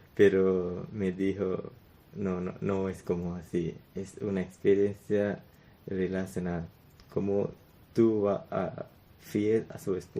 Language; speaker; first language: Spanish; non-native, learner; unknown